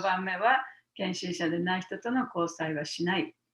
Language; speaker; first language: Japanese; native; Japanese